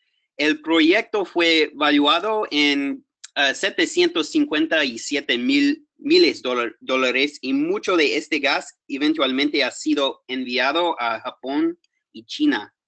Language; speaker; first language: Spanish; non-native, fluent; English